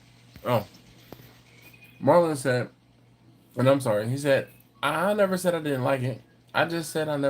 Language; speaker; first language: English; native; English